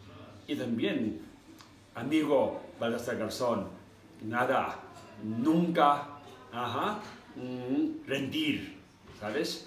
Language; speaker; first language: Spanish; non-native, learner; Tibetan